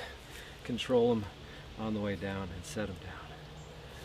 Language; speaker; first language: English; native; English